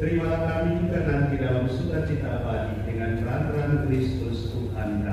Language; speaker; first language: Indonesian; native; Indonesian